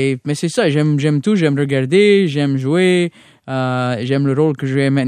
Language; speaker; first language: French; non-native, local second language; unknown